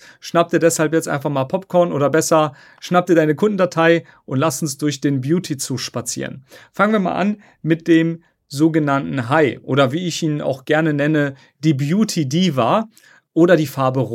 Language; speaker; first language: German; native; German